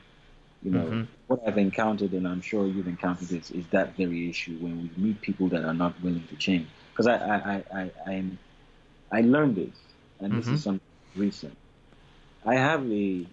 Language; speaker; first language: English; non-native, local second language; Yoruba